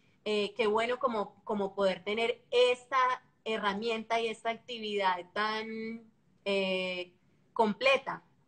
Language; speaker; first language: Spanish; native; Spanish